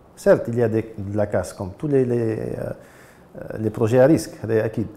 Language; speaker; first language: French; non-native, local second language; Arabic